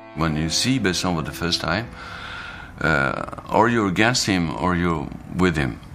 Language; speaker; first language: English; non-native, fluent; Arabic